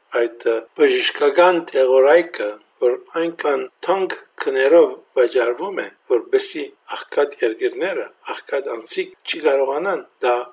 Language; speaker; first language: Armenian; early bilingual, heritage; Armenian